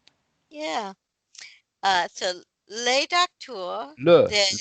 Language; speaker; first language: French; non-native, learner; English